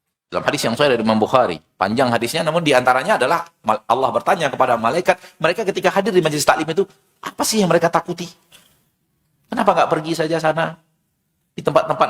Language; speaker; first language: Indonesian; native; Indonesian